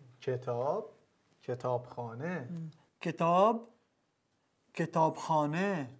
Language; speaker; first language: Persian; non-native, learner; Arabic